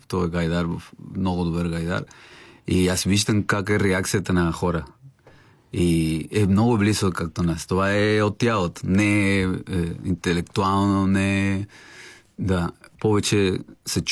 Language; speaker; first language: Bulgarian; non-native, learner; Spanish